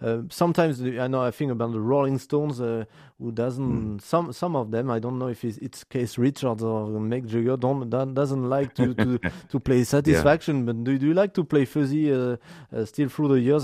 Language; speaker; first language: English; non-native, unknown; French